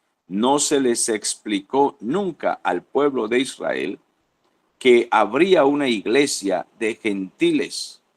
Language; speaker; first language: Spanish; native; Spanish